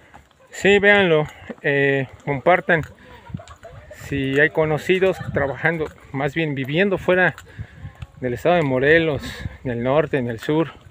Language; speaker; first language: Spanish; native; Spanish